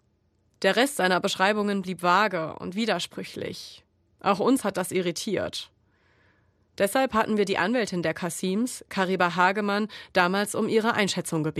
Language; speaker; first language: German; native; German